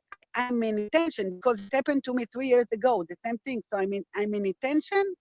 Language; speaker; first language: English; non-native, fluent; Hebrew